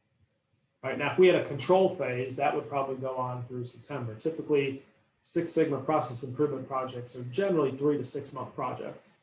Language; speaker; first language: English; native; English